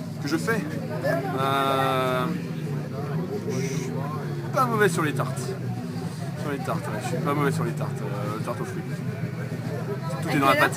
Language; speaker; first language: French; native; French